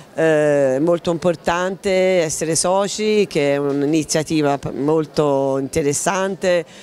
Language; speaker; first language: Italian; native; Italian